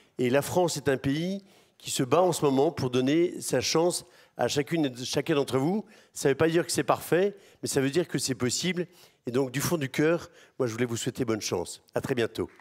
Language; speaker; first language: French; native; French